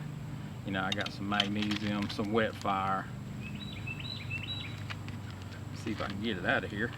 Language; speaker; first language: English; native; English